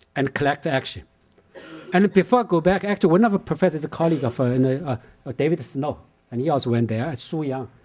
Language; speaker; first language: English; non-native, fluent; Chinese